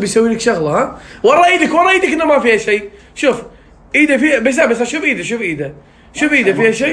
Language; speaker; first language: Arabic; native; Arabic